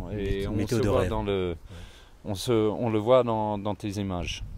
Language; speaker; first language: French; non-native, fluent; Swedish